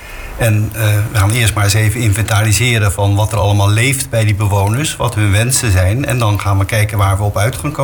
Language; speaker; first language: Dutch; native; Dutch